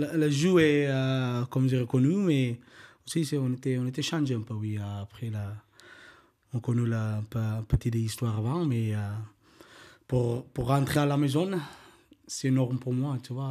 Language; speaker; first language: French; non-native, learner; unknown